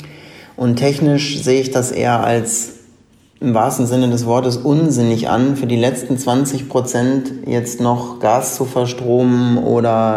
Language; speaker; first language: German; native; German